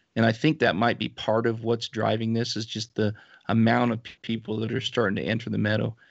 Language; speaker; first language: English; native; English